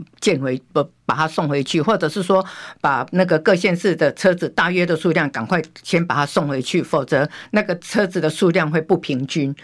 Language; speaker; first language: Chinese; native; Chinese